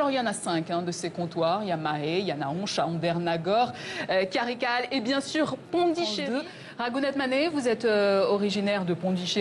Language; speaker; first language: French; native; French